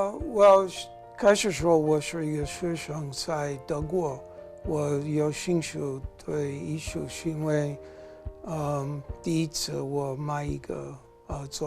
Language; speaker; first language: Chinese; non-native, learner; English